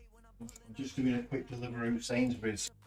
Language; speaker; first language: English; native; English